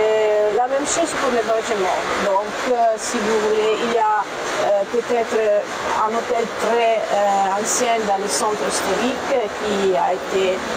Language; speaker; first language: French; non-native, fluent; Italian